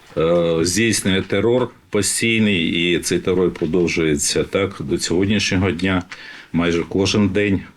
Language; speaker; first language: Ukrainian; native; Ukrainian